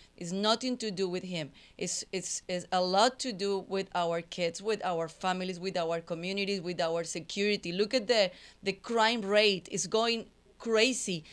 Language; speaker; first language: English; non-native, fluent; Spanish